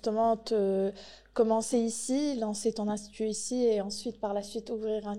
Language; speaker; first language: French; native; French